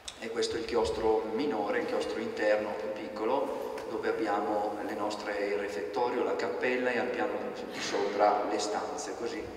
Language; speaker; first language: Italian; native; Italian